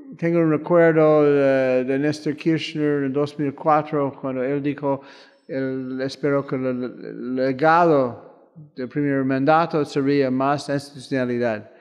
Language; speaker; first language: Spanish; non-native, fluent; English